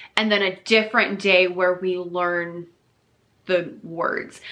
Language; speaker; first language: English; native; English